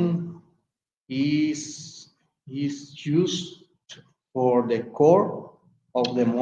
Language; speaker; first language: English; non-native, learner; Spanish